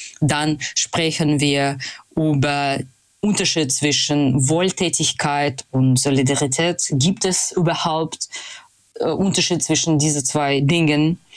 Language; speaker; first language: German; non-native, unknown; Russian